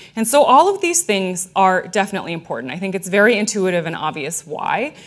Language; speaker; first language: English; native; English